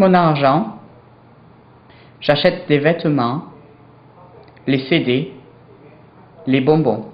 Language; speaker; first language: French; non-native, learner; English